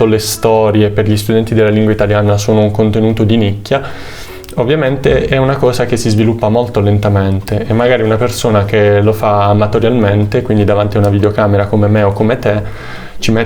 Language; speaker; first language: Italian; native; Italian